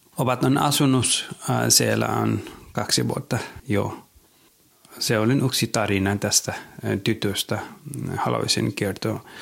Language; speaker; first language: Finnish; non-native, learner; Nepali